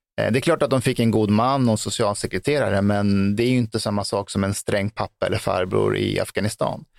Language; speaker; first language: Swedish; early bilingual, other home language; Persian